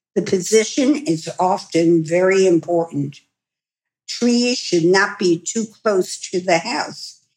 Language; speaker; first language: English; native; English